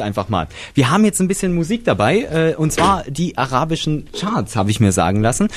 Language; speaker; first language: German; native; German